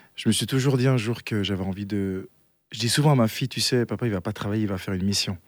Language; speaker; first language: French; native; French